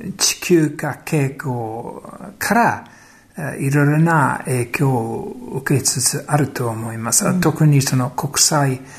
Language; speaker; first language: Japanese; non-native, fluent; English